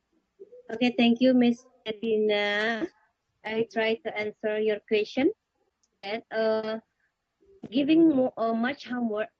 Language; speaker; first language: English; non-native, learner; Indonesian